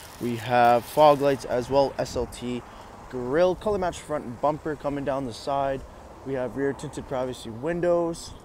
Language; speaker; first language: English; native; English